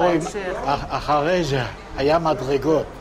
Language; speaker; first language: Hebrew; non-native, local second language; Yiddish